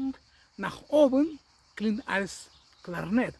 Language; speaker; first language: German; non-native, learner; Russian